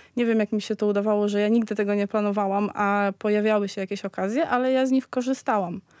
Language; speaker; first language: Polish; native; Polish